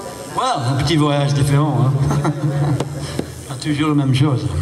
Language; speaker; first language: French; non-native, learner; English